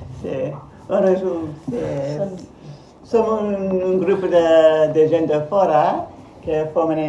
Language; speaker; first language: Catalan; non-native, fluent; Spanish